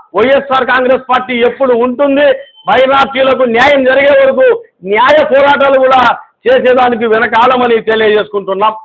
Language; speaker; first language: Telugu; non-native, local second language; Urdu